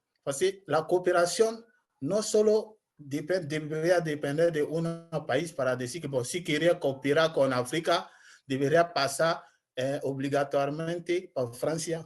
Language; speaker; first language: Spanish; non-native, learner; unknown